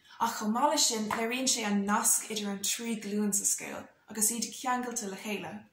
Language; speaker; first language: Irish; non-native, local second language; English